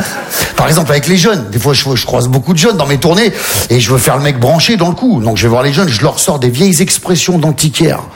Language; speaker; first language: French; native; French